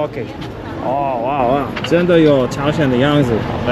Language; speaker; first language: Chinese; non-native, learner; English